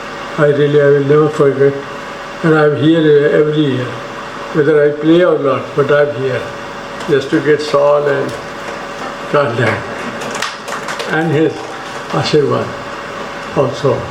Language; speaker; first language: English; non-native, fluent; Hindi